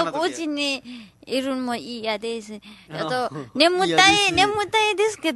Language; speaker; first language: Japanese; non-native, learner; Nepali